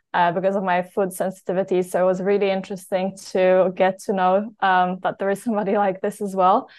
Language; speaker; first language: English; non-native, fluent; Polish